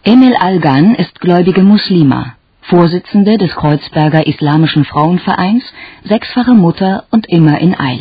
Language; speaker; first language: German; native; German